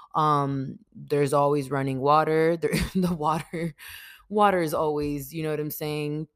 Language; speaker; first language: English; early bilingual, other home language; Spanish